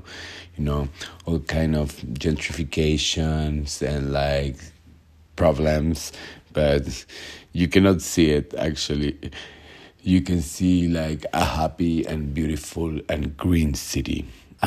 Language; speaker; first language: English; non-native, learner; Spanish